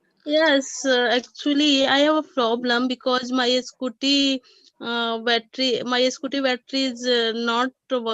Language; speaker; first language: English; non-native, learner; Hindi